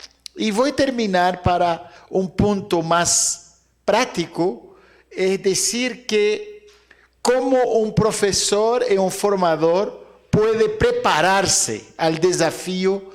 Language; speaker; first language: Spanish; non-native, fluent; Arabic